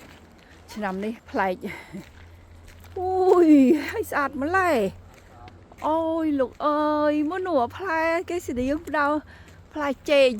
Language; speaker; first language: Khmer; native; Khmer